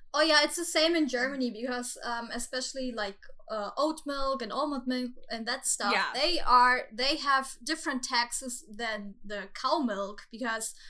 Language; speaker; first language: English; non-native, fluent; German